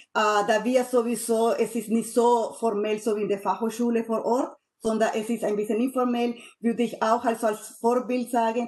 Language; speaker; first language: German; non-native, fluent; Spanish